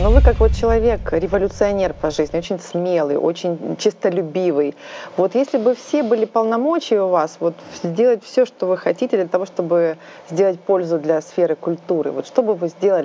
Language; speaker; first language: Russian; native; Russian